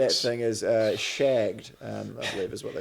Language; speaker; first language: English; native; English